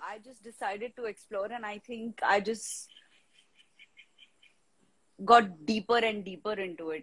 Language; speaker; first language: English; non-native, local second language; Marathi